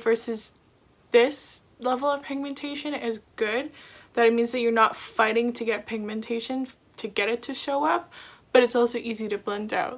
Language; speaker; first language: English; native; English